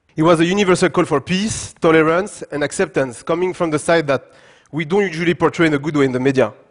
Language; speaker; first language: English; non-native, fluent; French